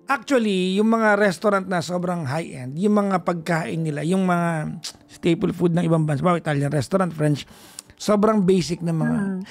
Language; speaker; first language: Filipino; native; Filipino